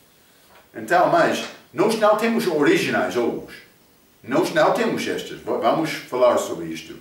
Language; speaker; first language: Portuguese; non-native, fluent; English